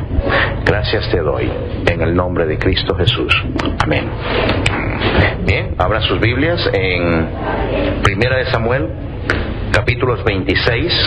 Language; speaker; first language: Spanish; native; Spanish